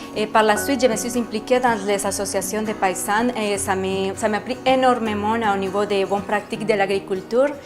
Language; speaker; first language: French; non-native, fluent; Spanish